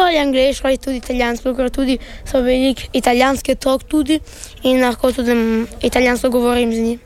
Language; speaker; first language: Slovenian; early bilingual, heritage; Italian